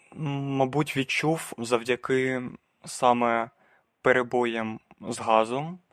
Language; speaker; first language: Ukrainian; native; Ukrainian